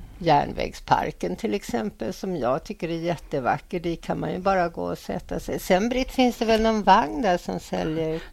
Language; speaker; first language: Swedish; native; Swedish